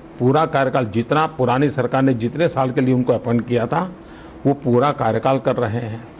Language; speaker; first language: Hindi; non-native, local second language; Gujarati